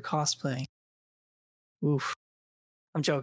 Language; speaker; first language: English; native; English